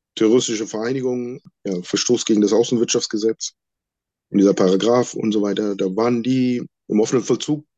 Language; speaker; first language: German; non-native, fluent; Sinhala